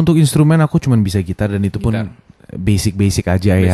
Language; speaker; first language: Indonesian; native; Indonesian